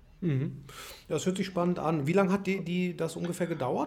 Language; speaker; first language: German; native; German